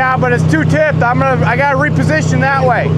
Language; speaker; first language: English; native; English